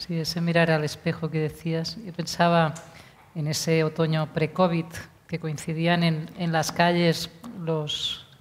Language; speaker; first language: Spanish; non-native, local second language; Catalan